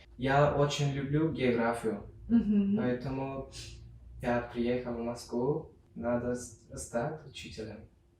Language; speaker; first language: Russian; non-native, learner; Turkmen